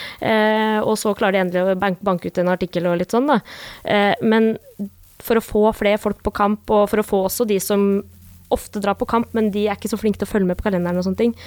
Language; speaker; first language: Norwegian; native; Norwegian